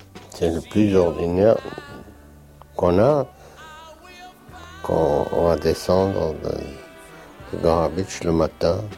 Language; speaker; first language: French; non-native, fluent; German